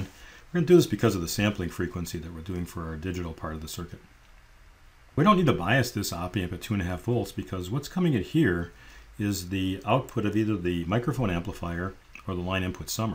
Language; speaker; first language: English; native; English